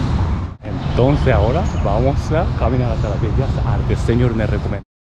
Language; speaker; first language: Spanish; non-native, learner; Japanese